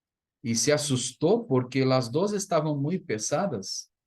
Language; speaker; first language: Spanish; non-native, fluent; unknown